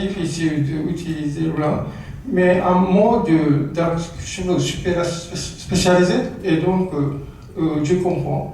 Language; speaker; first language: French; non-native, learner; Japanese